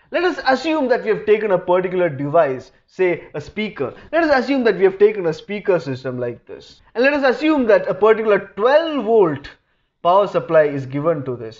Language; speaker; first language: English; non-native, local second language; Malayalam